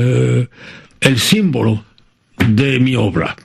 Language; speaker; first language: Spanish; non-native, fluent; French